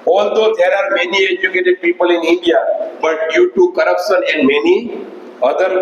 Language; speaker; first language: English; non-native, local second language; Gujarati